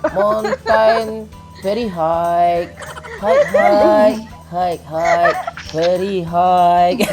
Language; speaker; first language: English; non-native, learner; Indonesian